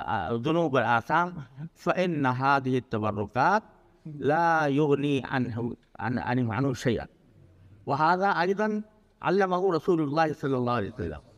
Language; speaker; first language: Arabic; non-native, fluent; Urdu